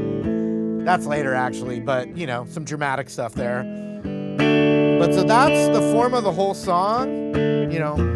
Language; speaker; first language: English; native; English